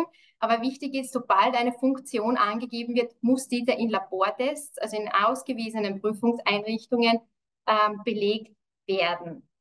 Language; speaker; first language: German; native; German